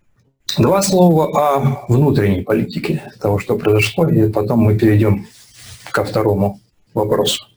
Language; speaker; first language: Russian; native; Russian